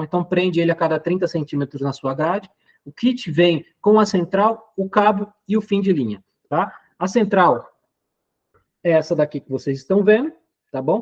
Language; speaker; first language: Portuguese; native; Portuguese